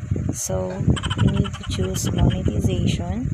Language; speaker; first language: English; non-native, local second language; Filipino